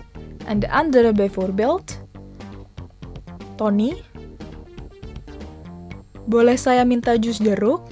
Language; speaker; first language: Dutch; non-native, learner; Indonesian